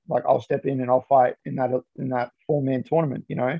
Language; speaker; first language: English; native; English